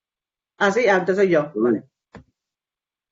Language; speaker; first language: Spanish; native; Spanish